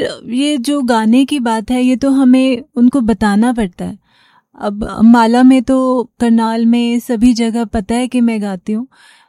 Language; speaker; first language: Hindi; native; Hindi